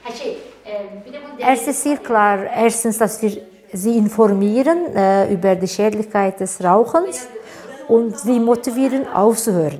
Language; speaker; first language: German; non-native, fluent; Turkish